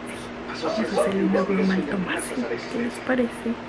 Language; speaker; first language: Spanish; native; Spanish